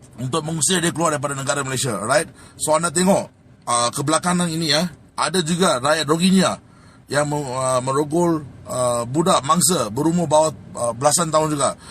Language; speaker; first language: Malay; non-native, local second language; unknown